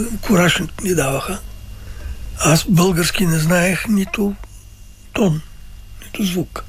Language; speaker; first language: Bulgarian; early bilingual, other home language; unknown